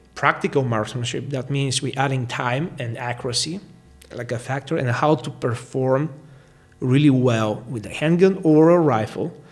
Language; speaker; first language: English; non-native, fluent; Bulgarian